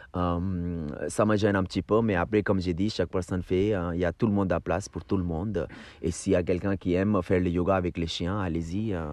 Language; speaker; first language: French; non-native, fluent; Hindi